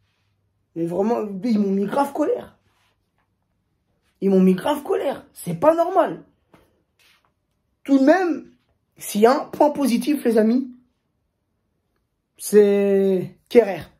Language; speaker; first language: French; native; French